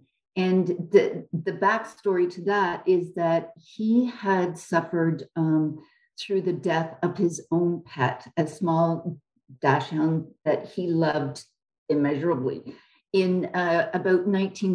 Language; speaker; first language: English; native; English